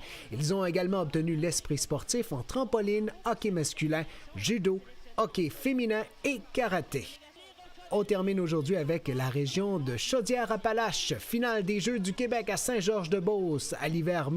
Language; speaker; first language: French; native; French